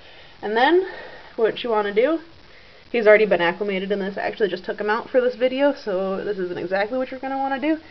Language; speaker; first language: English; native; English